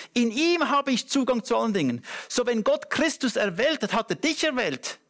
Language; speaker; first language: German; non-native, fluent; English